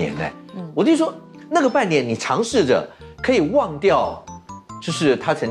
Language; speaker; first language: Chinese; native; Chinese